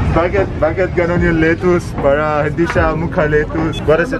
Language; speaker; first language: Filipino; non-native, learner; Arabic